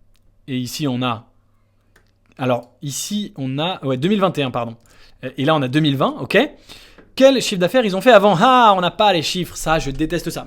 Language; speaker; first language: French; native; French